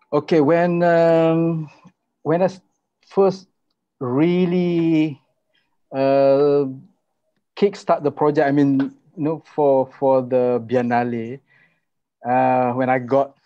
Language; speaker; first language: English; non-native, local second language; Malay